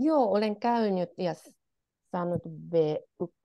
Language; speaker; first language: Finnish; non-native, learner; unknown